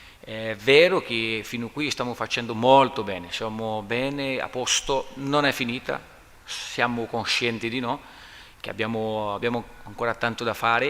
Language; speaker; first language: Italian; non-native, learner; Portuguese